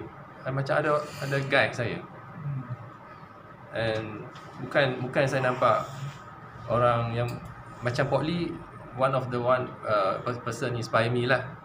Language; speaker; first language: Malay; non-native, local second language; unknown